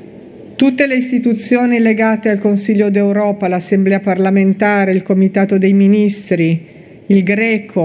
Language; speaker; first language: Italian; native; Italian